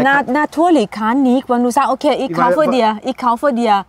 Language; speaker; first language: German; non-native, learner; Thai